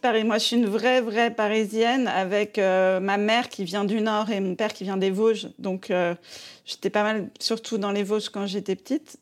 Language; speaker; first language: French; native; French